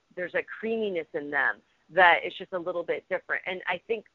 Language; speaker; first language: English; native; English